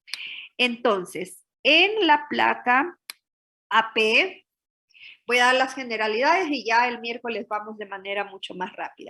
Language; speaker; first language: Spanish; native; Spanish